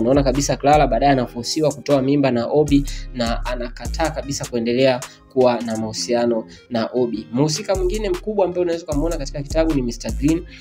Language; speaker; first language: Swahili; native; Swahili